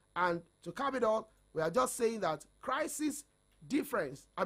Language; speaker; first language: English; non-native, local second language; Yoruba